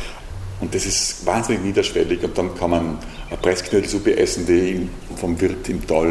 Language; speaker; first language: German; native; German